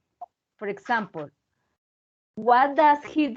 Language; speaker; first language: English; non-native, learner; Spanish